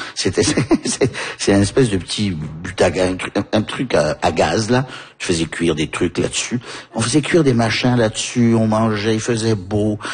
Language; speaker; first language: French; early bilingual, heritage; French